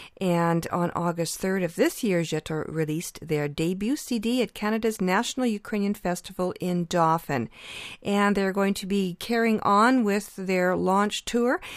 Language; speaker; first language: English; early bilingual, other home language; Ukrainian